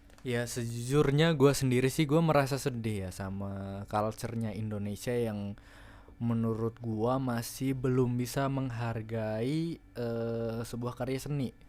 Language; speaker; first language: Indonesian; native; Indonesian